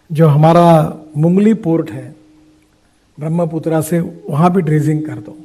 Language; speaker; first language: Hindi; non-native, local second language; Marathi